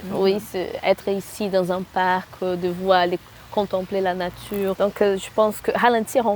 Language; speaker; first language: French; non-native, fluent; Portuguese